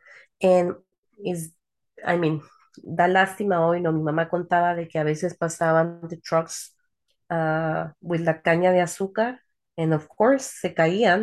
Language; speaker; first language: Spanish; early bilingual, heritage; Spanish